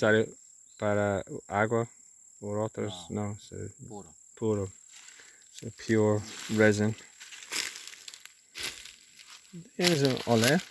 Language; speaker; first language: Spanish; non-native, learner; English